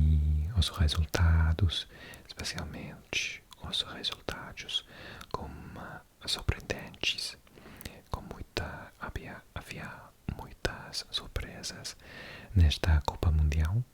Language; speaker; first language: Portuguese; non-native, learner; English